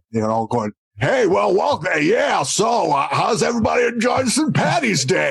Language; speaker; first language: English; native; English